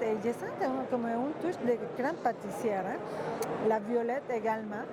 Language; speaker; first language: French; non-native, fluent; Spanish